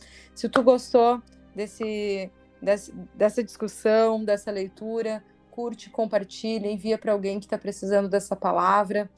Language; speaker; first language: Portuguese; native; Portuguese